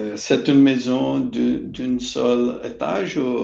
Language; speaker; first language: French; non-native, fluent; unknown